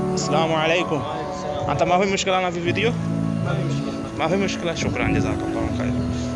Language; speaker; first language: Arabic; non-native, learner; Urdu